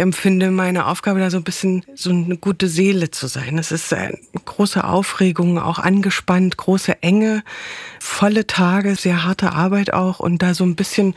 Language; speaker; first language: German; native; German